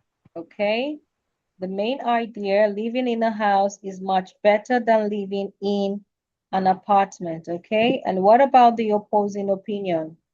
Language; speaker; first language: English; non-native, fluent; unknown